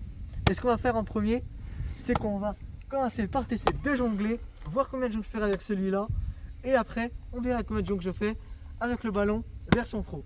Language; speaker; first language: French; native; French